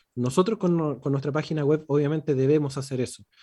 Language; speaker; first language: Spanish; native; Spanish